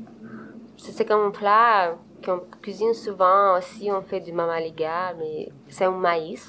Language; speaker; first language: French; non-native, fluent; Romanian